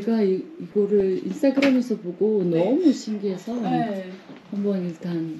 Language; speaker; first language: Korean; non-native, fluent; Uzbek